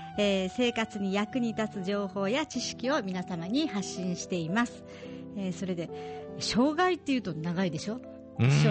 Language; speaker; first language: Japanese; native; Japanese